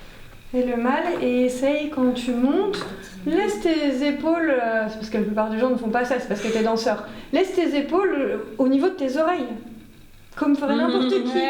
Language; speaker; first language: French; native; French